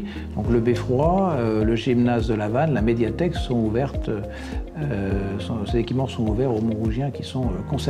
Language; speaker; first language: French; native; French